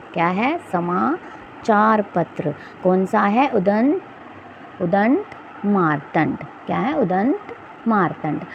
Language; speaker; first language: Hindi; native; Hindi